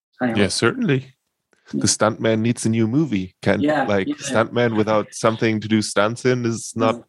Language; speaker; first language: English; non-native, fluent; German